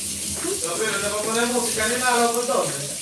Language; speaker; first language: Spanish; native; Spanish